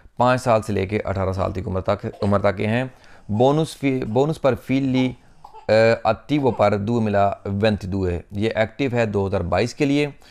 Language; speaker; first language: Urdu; non-native, local second language; Punjabi